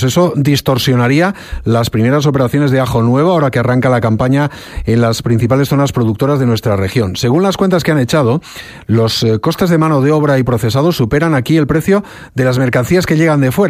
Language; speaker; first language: Spanish; native; Spanish